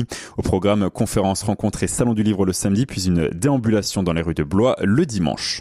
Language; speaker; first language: French; native; French